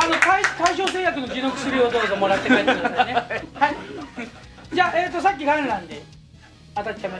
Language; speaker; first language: Japanese; native; Japanese